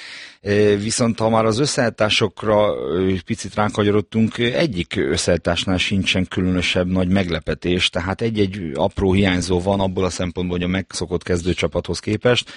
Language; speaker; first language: Hungarian; native; Hungarian